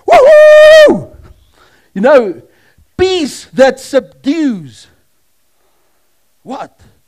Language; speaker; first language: English; non-native, local second language; Afrikaans